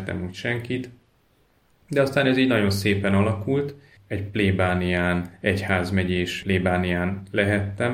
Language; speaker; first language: Hungarian; native; Hungarian